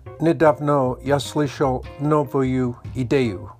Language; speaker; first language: Polish; non-native, learner; Russian